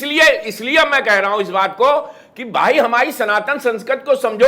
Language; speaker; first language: Hindi; native; Hindi